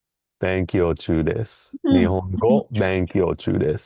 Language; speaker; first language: Japanese; non-native, learner; English